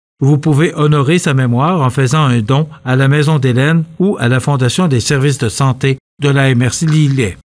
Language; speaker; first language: French; native; French